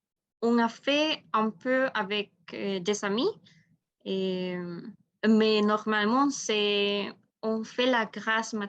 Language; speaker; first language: French; non-native, learner; Spanish